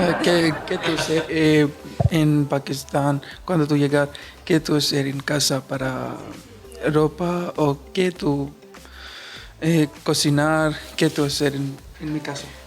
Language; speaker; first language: Spanish; non-native, learner; Urdu